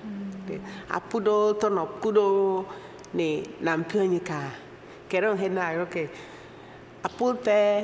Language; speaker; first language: Korean; non-native, learner; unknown